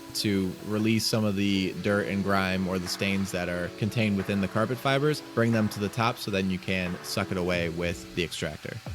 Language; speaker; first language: English; native; English